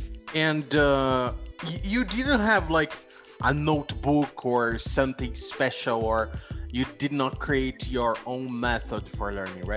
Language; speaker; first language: English; non-native, fluent; Portuguese